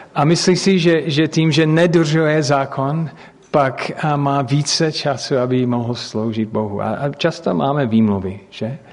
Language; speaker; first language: Czech; non-native, fluent; English